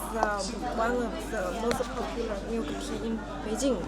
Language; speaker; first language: English; non-native, learner; Chinese